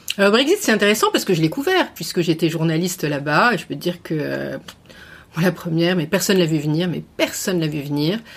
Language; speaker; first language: French; native; French